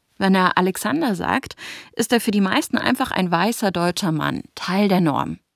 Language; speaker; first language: German; native; German